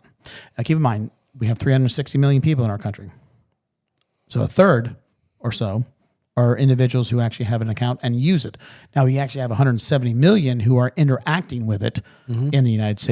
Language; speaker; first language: English; native; English